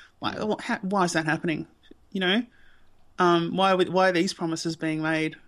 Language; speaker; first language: English; native; English